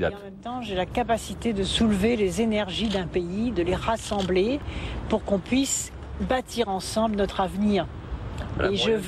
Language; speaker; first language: French; native; French